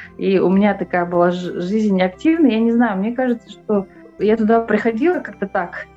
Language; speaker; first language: Russian; non-native, local second language; Yakut